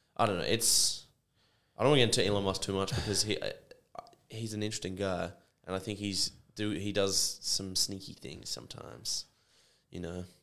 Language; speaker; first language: English; native; English